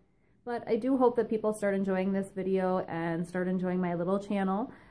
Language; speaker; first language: English; native; English